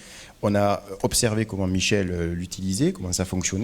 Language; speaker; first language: French; native; French